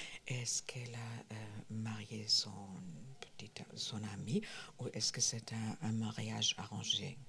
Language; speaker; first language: French; non-native, fluent; German